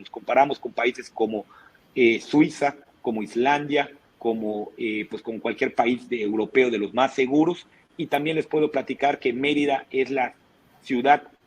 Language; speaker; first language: Spanish; native; Spanish